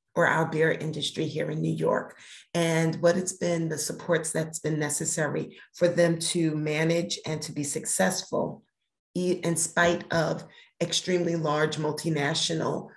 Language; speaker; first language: English; native; English